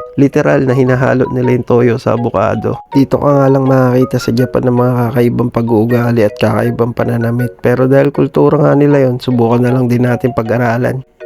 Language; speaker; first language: Filipino; native; Filipino